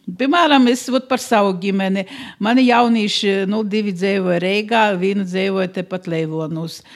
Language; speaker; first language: Latvian; native; Latvian